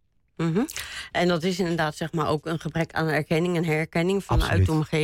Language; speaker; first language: Dutch; native; Dutch